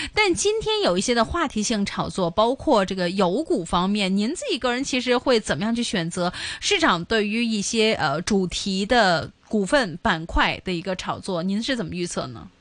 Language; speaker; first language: Chinese; non-native, local second language; Cantonese